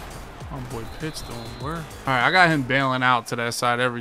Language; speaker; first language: English; native; English